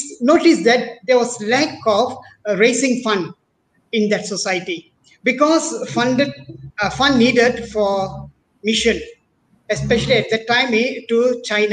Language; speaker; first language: English; non-native, local second language; Tamil